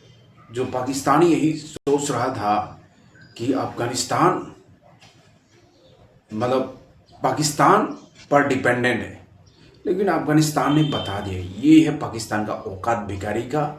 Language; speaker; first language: Hindi; non-native, local second language; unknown